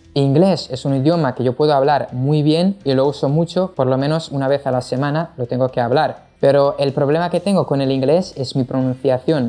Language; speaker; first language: Spanish; non-native, fluent; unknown